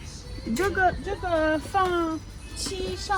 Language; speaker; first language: Chinese; non-native, learner; French